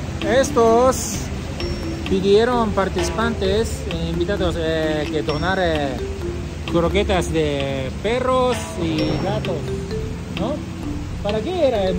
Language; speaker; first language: Spanish; non-native, learner; Japanese